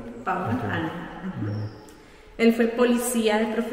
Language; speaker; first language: Spanish; native; Spanish